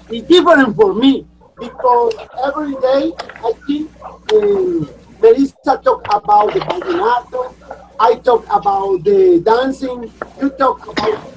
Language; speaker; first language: English; non-native, learner; Spanish